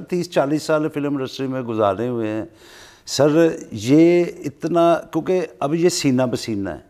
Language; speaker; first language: Urdu; non-native, local second language; Punjabi